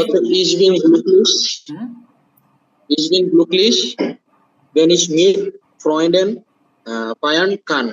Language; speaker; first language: German; non-native, learner; Bangla